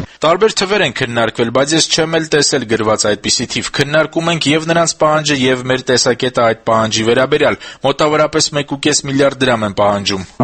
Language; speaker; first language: Armenian; native; Armenian